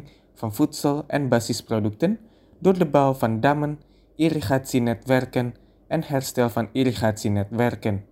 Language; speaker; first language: Dutch; non-native, fluent; Indonesian